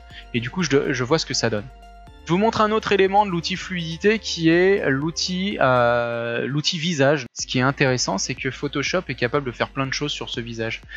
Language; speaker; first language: French; native; French